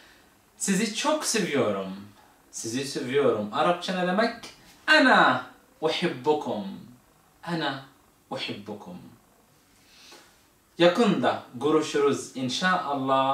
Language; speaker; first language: Turkish; non-native, fluent; Arabic